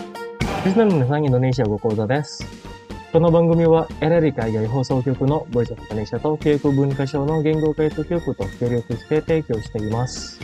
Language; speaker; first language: Japanese; non-native, fluent; Indonesian